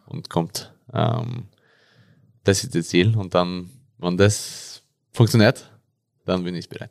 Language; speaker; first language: German; non-native, learner; Norwegian